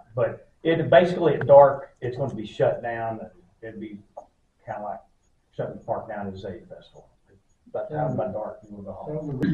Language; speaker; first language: English; native; English